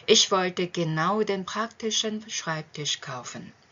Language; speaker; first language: German; non-native, fluent; Korean